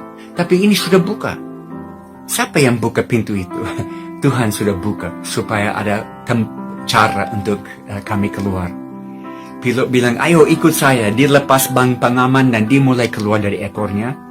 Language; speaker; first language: Indonesian; non-native, fluent; English